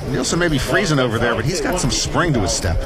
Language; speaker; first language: English; native; English